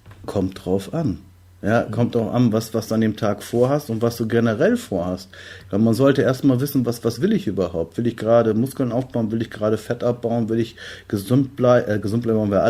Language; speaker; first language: German; native; German